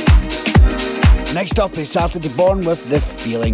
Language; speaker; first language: English; native; English